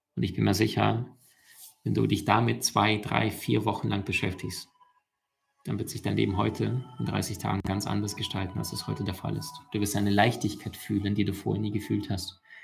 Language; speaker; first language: German; early bilingual, other home language; Russian